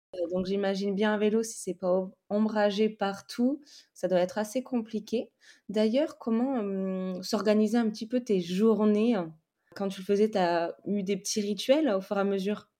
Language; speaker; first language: French; native; French